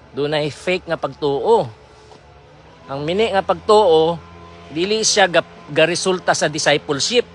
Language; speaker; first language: Cebuano; non-native, local second language; Iloko